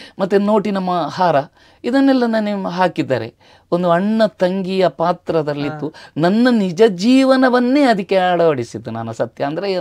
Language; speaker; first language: Kannada; non-native, local second language; Tulu